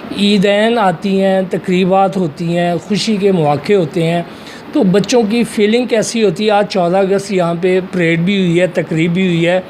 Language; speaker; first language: Urdu; non-native, local second language; Punjabi